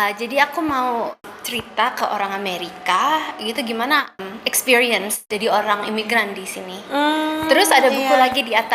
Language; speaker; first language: Indonesian; early bilingual, heritage; Indonesian